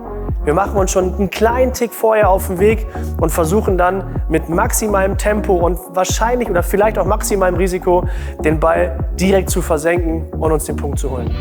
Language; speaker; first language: German; native; German